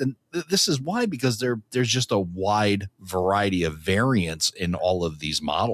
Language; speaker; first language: English; native; English